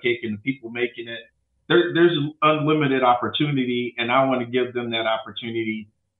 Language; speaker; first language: English; native; English